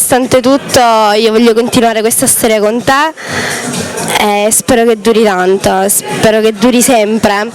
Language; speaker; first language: Italian; native; Italian